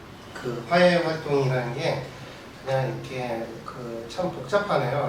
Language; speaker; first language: Korean; native; Korean